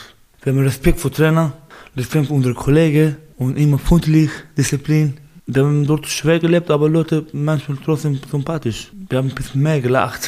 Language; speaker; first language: German; non-native, learner; Persian